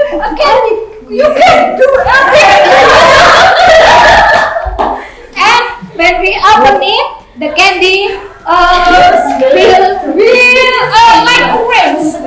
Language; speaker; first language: English; non-native, learner; Indonesian